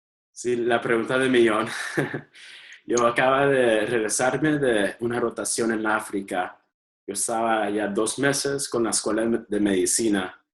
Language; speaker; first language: Spanish; early bilingual, heritage; Spanish